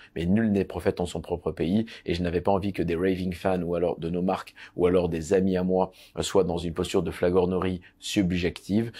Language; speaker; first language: French; native; French